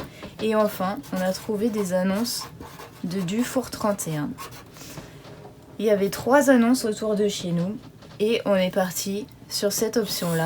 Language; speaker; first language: French; native; French